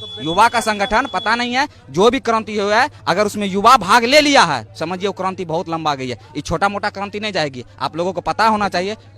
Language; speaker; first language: Hindi; native; Hindi